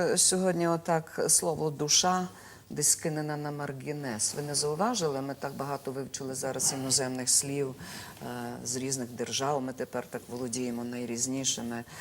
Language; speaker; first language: Ukrainian; native; Ukrainian